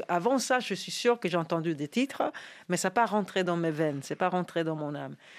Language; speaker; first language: French; non-native, fluent; English